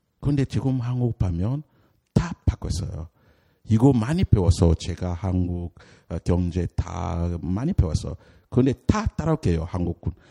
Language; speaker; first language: Korean; non-native, learner; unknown